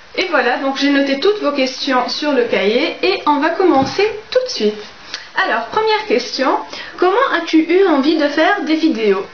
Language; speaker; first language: French; non-native, local second language; Arabic